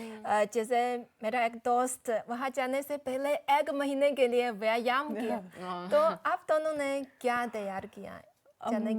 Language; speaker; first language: Hindi; non-native, fluent; Chinese